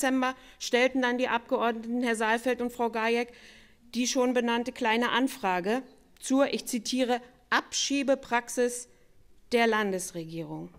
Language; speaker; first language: German; native; German